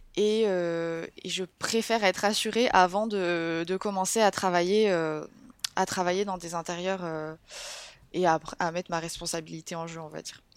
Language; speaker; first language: French; native; French